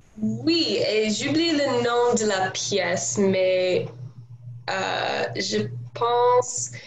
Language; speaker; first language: French; non-native, learner; English